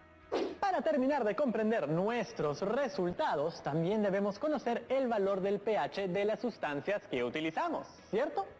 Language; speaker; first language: Spanish; native; Spanish